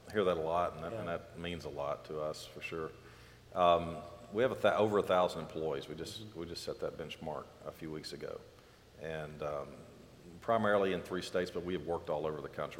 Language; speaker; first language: English; native; English